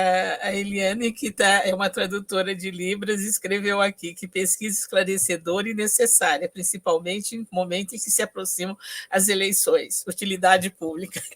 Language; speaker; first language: Portuguese; native; Portuguese